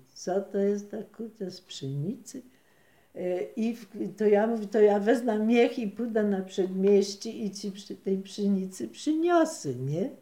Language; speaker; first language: Polish; native; Polish